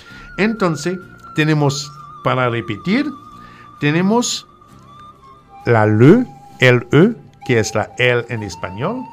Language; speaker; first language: Spanish; non-native, fluent; French